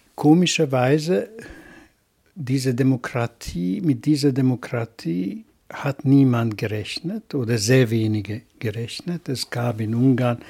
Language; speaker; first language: German; non-native, fluent; Hungarian